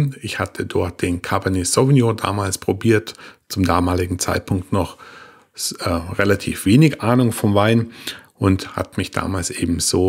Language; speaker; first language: German; native; German